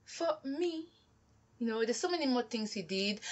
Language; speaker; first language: English; non-native, local second language; French